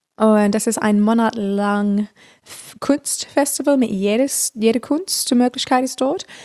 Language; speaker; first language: German; non-native, fluent; English